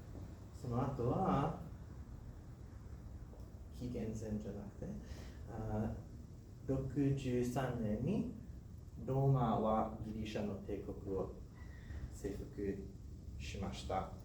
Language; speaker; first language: Japanese; non-native, learner; English